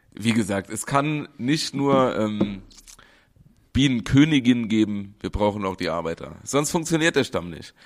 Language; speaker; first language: German; native; German